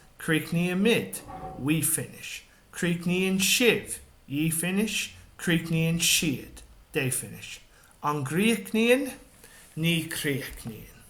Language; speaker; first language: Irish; non-native, local second language; English